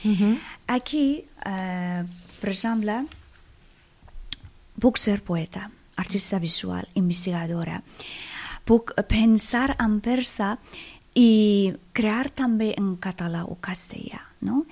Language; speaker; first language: Catalan; non-native, fluent; Persian